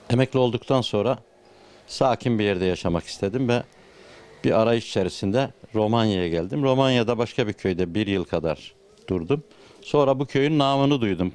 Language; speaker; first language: Turkish; native; Turkish